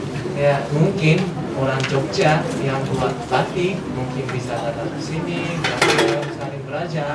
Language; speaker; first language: Indonesian; non-native, fluent; Japanese